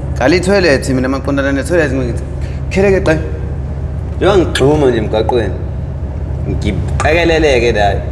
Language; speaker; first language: Zulu; native; Zulu